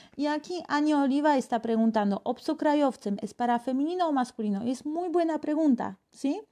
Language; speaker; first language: Spanish; non-native, fluent; Polish